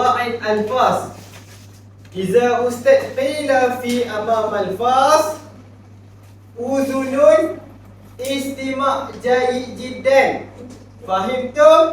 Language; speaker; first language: Arabic; non-native, learner; Malay